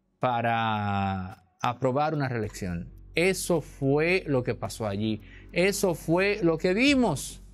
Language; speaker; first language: Spanish; native; Spanish